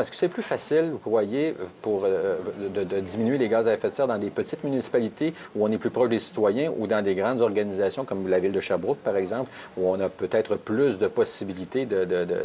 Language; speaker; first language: French; native; French